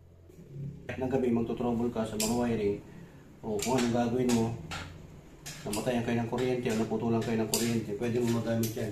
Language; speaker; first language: Filipino; native; Filipino